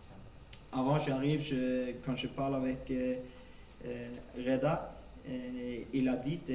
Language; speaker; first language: French; non-native, learner; Norwegian